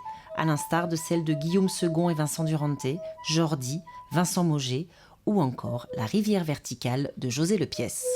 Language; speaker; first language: French; native; French